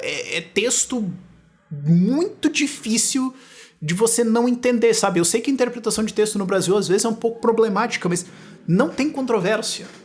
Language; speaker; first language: Portuguese; native; Portuguese